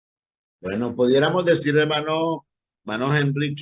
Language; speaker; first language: Spanish; native; Spanish